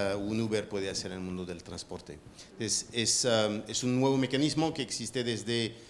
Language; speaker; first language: Spanish; non-native, fluent; French